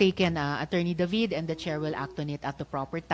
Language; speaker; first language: Filipino; native; Filipino